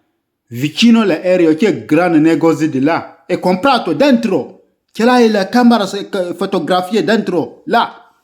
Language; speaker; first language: Italian; non-native, learner; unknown